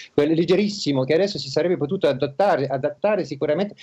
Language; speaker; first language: Italian; non-native, fluent; French